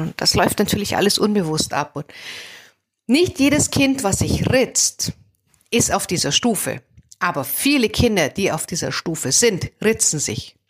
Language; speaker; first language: German; native; German